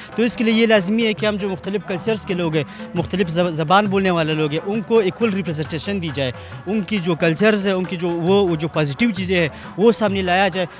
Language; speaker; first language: Urdu; non-native, local second language; Pashto